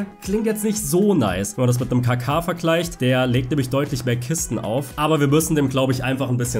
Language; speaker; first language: German; native; German